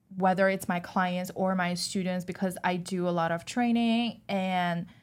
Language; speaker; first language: English; non-native, fluent; Chinese